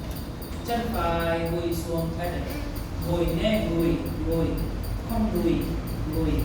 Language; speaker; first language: Vietnamese; non-native, learner; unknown